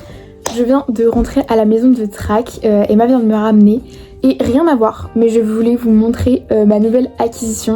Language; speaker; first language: French; native; French